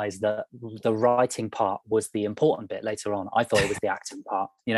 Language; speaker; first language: English; native; English